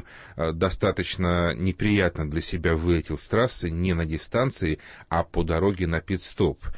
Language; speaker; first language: Russian; native; Russian